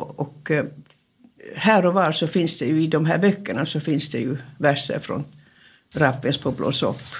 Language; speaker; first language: Swedish; native; Swedish